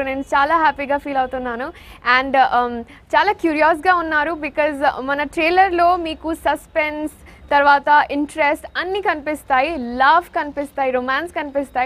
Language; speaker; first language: Telugu; non-native, fluent; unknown